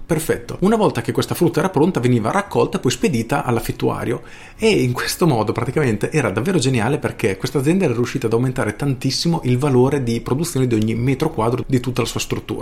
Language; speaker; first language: Italian; native; Italian